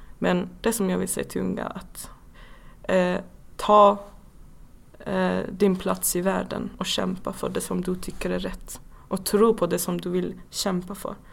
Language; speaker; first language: Swedish; non-native, fluent; Persian